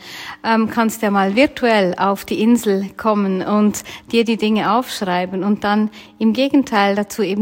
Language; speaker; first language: German; native; German